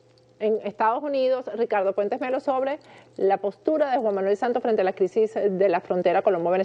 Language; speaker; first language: Spanish; native; Spanish